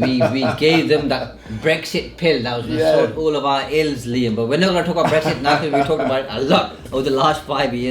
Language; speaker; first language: English; native; English